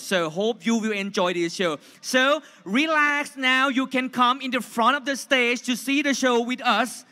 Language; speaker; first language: English; non-native, fluent; Thai